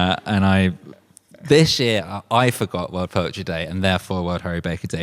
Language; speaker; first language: English; native; English